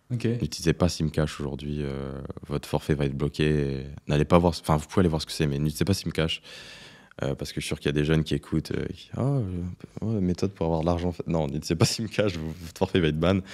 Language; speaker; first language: French; native; French